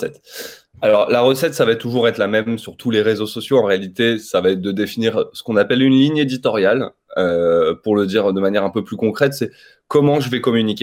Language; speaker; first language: French; native; French